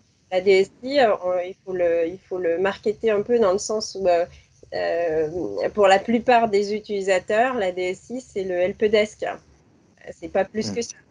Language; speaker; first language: French; native; French